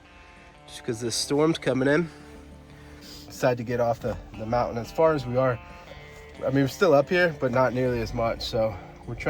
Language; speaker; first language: English; native; English